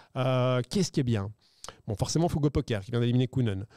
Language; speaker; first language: French; native; French